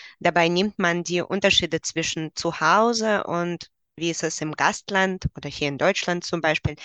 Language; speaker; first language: German; non-native, fluent; Russian